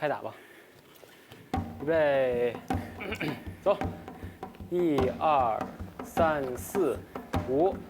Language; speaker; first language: Chinese; native; Chinese